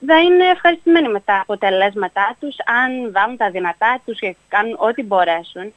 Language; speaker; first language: Greek; early bilingual, heritage; Greek